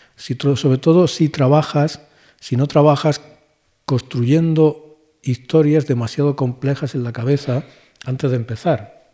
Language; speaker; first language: Spanish; native; Spanish